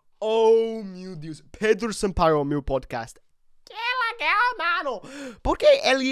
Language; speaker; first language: Portuguese; non-native, learner; English